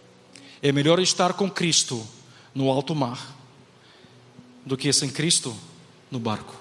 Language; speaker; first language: Portuguese; non-native, fluent; Ukrainian